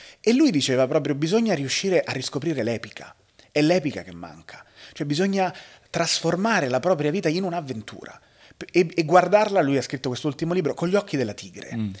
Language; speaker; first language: Italian; native; Italian